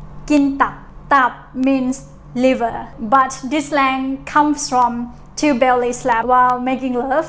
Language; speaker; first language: English; non-native, fluent; Thai